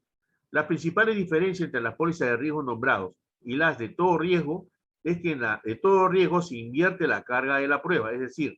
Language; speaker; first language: Spanish; native; Spanish